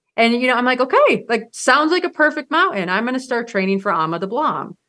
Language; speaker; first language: English; native; English